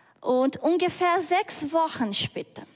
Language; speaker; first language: German; non-native, learner; Portuguese